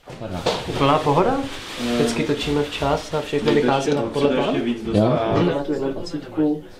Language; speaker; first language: Czech; native; Czech